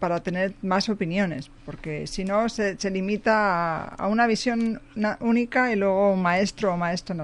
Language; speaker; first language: Spanish; native; Spanish